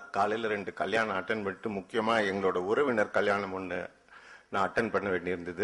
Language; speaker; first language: Tamil; native; Tamil